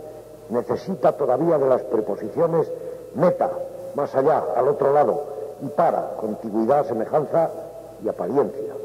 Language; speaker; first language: Spanish; native; Spanish